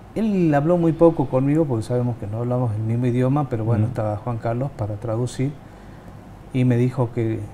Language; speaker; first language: Spanish; native; Spanish